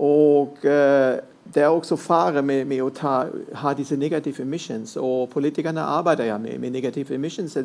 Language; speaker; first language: Norwegian; non-native, fluent; German